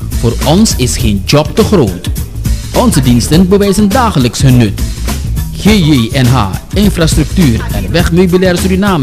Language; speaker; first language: Dutch; native; Dutch